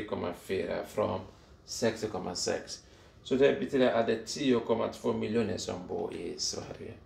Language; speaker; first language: Swedish; non-native, fluent; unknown